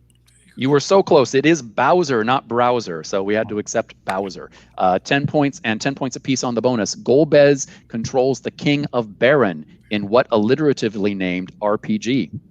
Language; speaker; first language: English; native; English